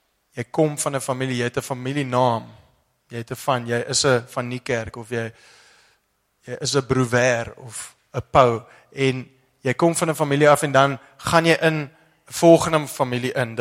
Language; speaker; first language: Afrikaans; non-native, fluent; English